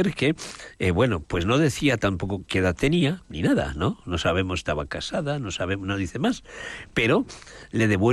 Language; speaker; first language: Spanish; native; Spanish